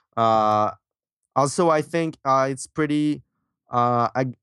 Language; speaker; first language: English; non-native, fluent; French